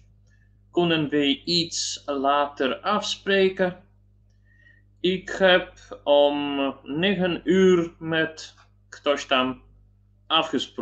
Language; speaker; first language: Dutch; non-native, learner; Polish